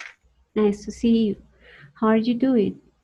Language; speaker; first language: English; non-native, fluent; Spanish